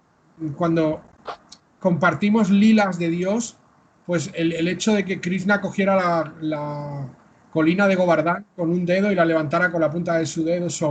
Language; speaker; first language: Spanish; native; Spanish